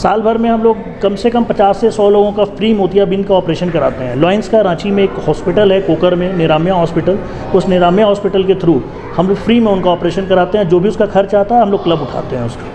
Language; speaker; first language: Hindi; native; Hindi